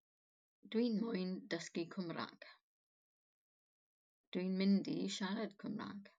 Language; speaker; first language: Welsh; non-native, learner; English